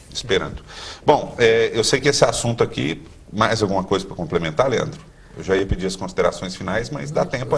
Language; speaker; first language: Portuguese; native; Portuguese